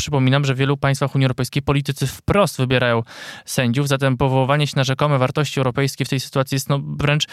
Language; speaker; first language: Polish; native; Polish